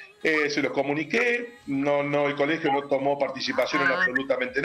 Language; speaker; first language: Spanish; native; Spanish